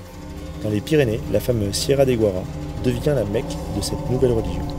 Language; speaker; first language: French; native; French